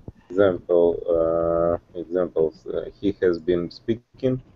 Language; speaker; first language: English; non-native, learner; Russian